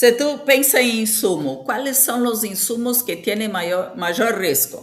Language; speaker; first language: Spanish; non-native, fluent; Portuguese